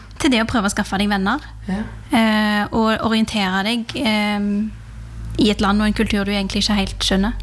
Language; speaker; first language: Norwegian; early bilingual, other home language; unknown